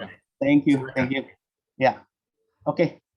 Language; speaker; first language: English; non-native, learner; Indonesian